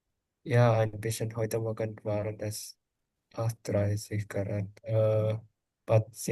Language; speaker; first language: German; non-native, learner; Indonesian